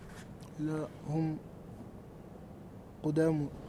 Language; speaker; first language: Arabic; non-native, learner; French